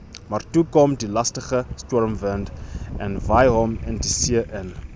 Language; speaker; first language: Afrikaans; non-native, learner; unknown